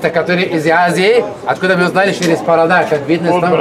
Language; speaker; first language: Russian; non-native, fluent; Arabic